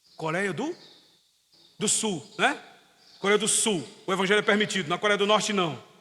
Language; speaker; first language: Portuguese; native; Portuguese